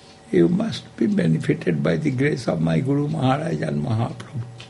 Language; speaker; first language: English; non-native, local second language; Bangla